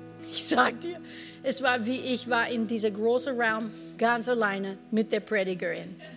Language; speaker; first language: German; non-native, fluent; English